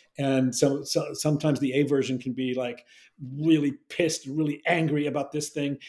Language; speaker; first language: English; native; English